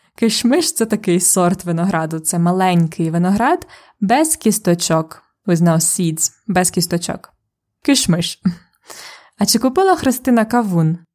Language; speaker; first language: Ukrainian; native; Ukrainian